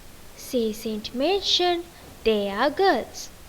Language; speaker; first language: German; non-native, learner; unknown